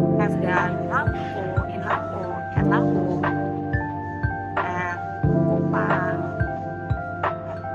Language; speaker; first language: English; non-native, learner; Indonesian